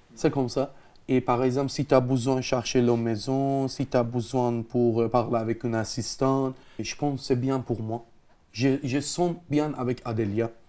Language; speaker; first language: French; non-native, learner; Persian